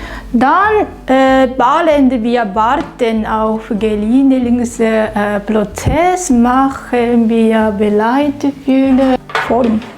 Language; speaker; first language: German; non-native, learner; Japanese